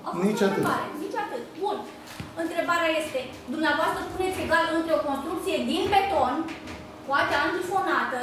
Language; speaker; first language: Romanian; native; Romanian